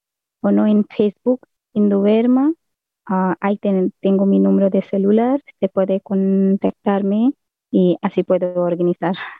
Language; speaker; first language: Spanish; non-native, learner; Hindi